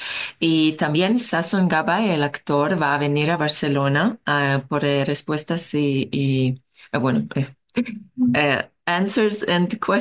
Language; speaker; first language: Spanish; non-native, learner; Hebrew